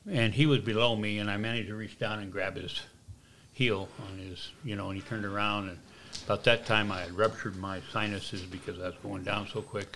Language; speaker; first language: English; native; English